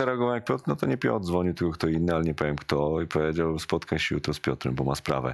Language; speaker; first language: Polish; native; Polish